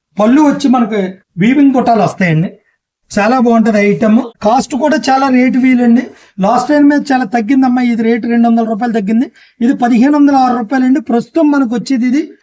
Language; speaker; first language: Telugu; native; Telugu